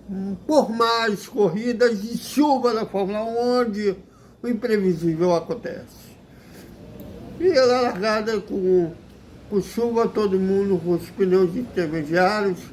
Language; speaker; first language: Portuguese; native; Portuguese